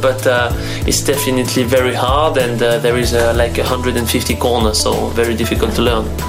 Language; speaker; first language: English; non-native, fluent; German